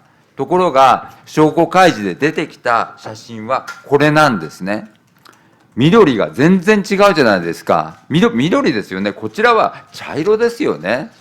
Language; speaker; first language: Japanese; native; Japanese